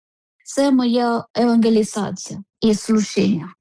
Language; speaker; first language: Ukrainian; non-native, learner; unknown